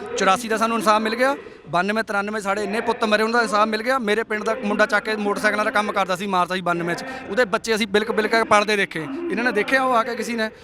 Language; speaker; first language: Punjabi; native; Punjabi